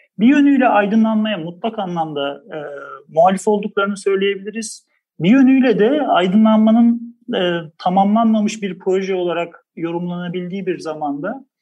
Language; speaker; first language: Turkish; native; Turkish